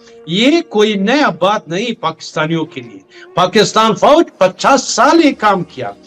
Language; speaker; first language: Hindi; non-native, learner; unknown